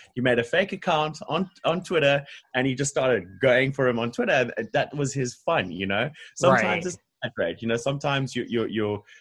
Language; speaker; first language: English; native; English